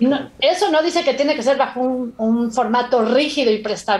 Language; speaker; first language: Spanish; native; Spanish